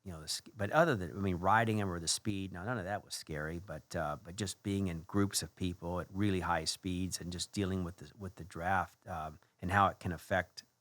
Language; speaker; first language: English; native; English